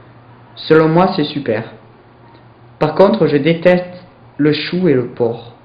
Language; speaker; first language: French; non-native, learner; English